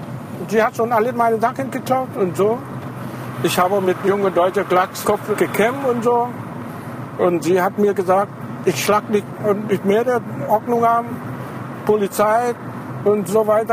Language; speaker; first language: German; non-native, learner; Vietnamese